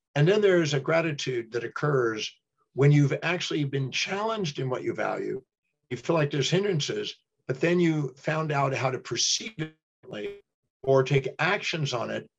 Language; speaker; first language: English; native; English